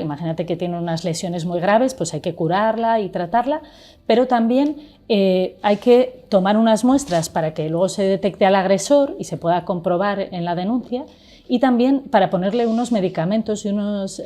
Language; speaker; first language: Spanish; native; Spanish